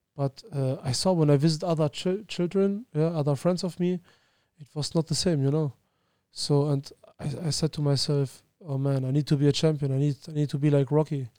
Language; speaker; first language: English; early bilingual, other home language; Albanian